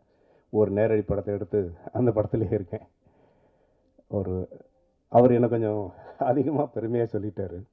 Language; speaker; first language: Tamil; native; Tamil